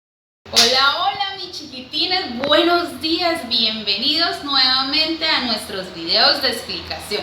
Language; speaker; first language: Spanish; native; Spanish